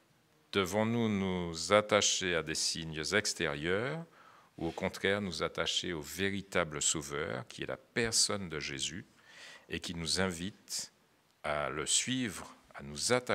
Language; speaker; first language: French; native; French